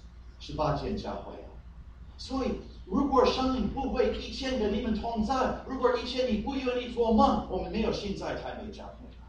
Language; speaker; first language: Chinese; non-native, fluent; English